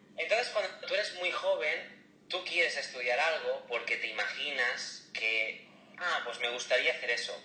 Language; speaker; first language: Spanish; native; Spanish